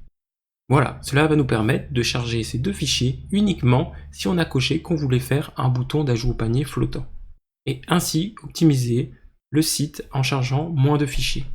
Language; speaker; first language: French; native; French